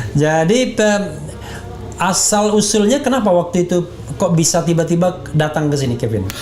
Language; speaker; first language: Indonesian; native; Indonesian